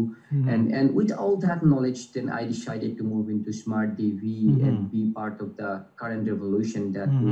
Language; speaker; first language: English; non-native, local second language; Assamese